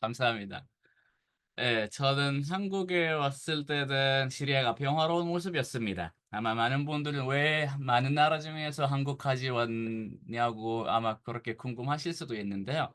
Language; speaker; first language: Korean; non-native, fluent; Arabic